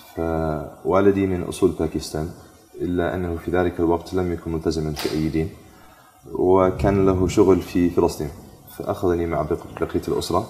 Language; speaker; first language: Arabic; non-native, fluent; English